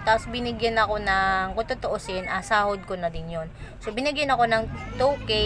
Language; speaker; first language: Filipino; native; Filipino